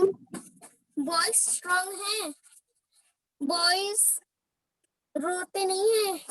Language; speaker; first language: English; non-native, learner; Hindi